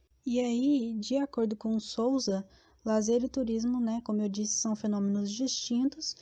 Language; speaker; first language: Portuguese; native; Portuguese